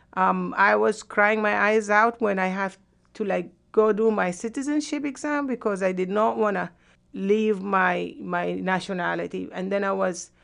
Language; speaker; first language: English; non-native, fluent; Arabic